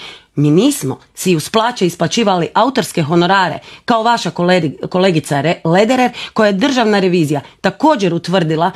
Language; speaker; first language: Croatian; native; Croatian